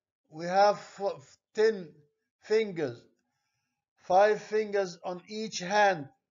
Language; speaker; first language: English; non-native, fluent; Arabic